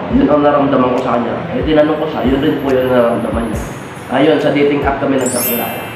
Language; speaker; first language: Filipino; native; Filipino